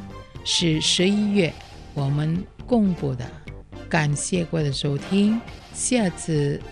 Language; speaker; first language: Chinese; non-native, learner; Indonesian